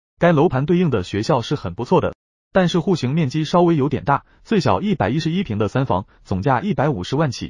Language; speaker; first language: Chinese; native; Chinese